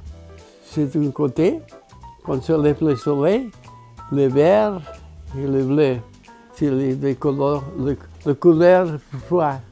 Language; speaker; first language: French; non-native, learner; Catalan